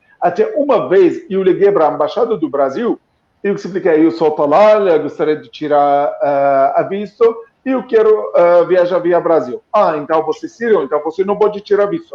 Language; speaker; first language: Portuguese; non-native, fluent; Arabic